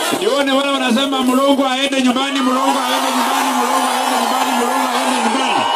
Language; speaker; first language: Swahili; non-native, local second language; Luyia